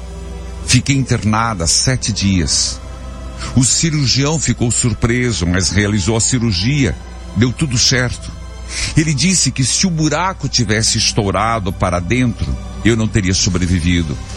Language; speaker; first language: Portuguese; native; Portuguese